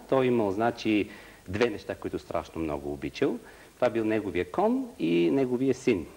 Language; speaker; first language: Bulgarian; native; Bulgarian